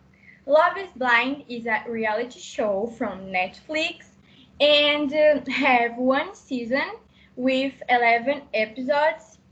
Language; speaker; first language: English; non-native, learner; Portuguese